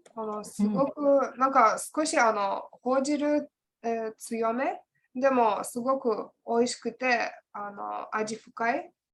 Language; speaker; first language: Japanese; non-native, learner; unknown